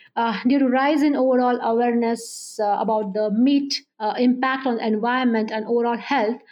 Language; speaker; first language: English; non-native, local second language; Marathi